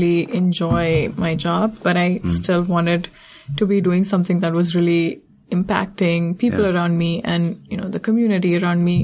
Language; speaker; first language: English; non-native, local second language; Hindi